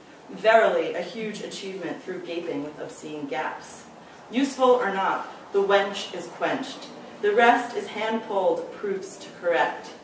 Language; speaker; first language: English; native; English